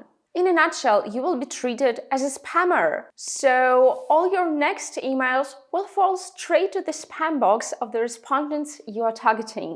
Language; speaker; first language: English; non-native, fluent; Russian